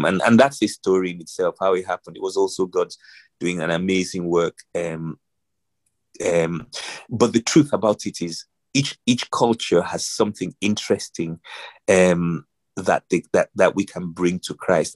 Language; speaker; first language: English; non-native, local second language; Yoruba